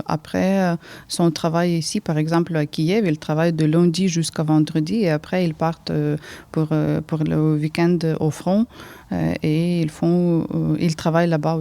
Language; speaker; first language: French; early bilingual, heritage; Ukrainian